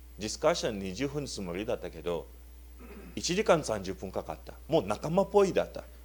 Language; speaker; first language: Japanese; non-native, learner; Luba-Lulua